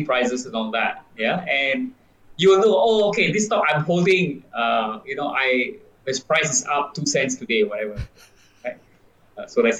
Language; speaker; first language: English; non-native, local second language; Tamil